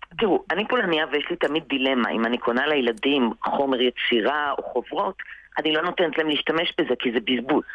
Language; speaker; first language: Hebrew; native; Hebrew